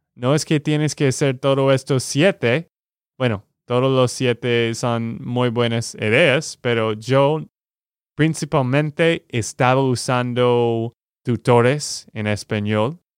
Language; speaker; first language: Spanish; non-native, learner; English